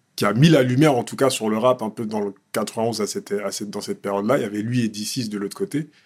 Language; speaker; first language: French; native; French